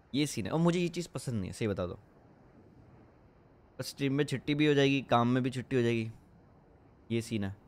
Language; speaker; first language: Hindi; non-native, local second language; Gujarati